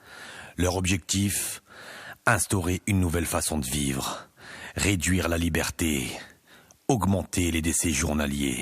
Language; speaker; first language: French; native; French